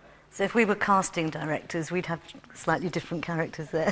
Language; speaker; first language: English; native; English